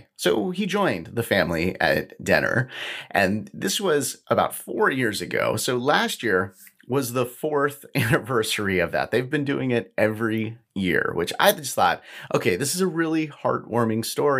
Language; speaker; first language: English; native; English